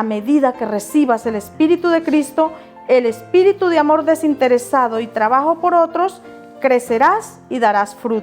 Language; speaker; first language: Spanish; native; Spanish